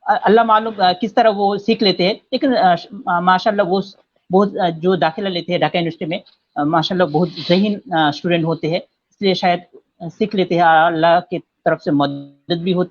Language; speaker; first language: Hindi; non-native, fluent; Bangla